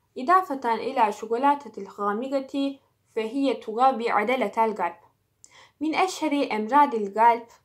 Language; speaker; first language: Arabic; non-native, learner; Turkish